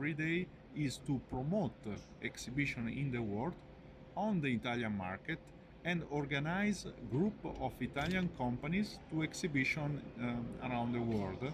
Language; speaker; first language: English; non-native, fluent; Italian